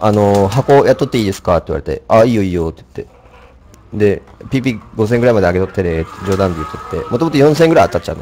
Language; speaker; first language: Japanese; native; Japanese